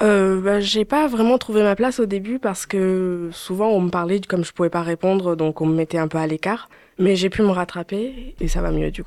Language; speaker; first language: French; early bilingual, other home language; Chinese